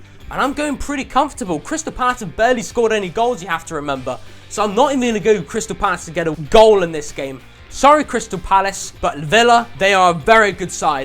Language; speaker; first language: English; native; English